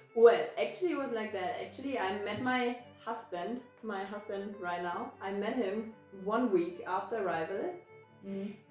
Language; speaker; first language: English; non-native, fluent; German